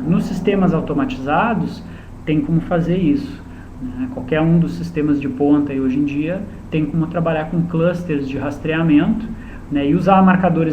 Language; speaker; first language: Portuguese; native; Portuguese